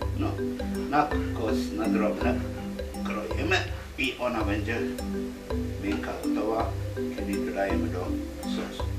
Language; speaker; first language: Polish; non-native, fluent; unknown